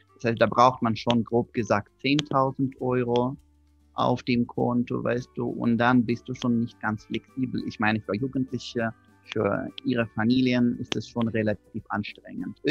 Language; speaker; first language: German; non-native, fluent; Russian